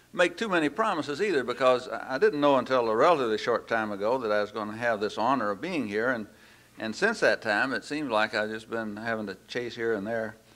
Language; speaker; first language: English; native; English